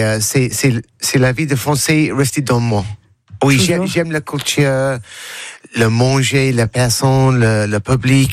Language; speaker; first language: French; non-native, learner; English